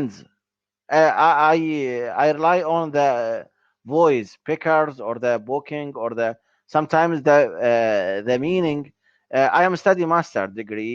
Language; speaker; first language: English; non-native, learner; Arabic